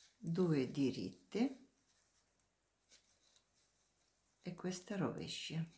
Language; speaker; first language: Italian; non-native, learner; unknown